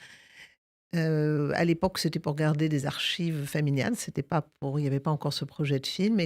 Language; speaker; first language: French; native; French